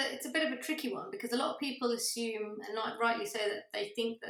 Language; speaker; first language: English; native; English